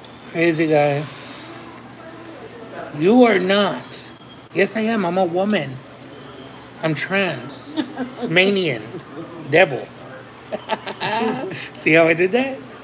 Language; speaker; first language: English; early bilingual, other home language; Spanish